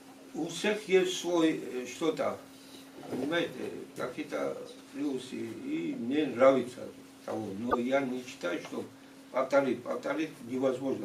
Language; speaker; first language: Russian; non-native, fluent; Georgian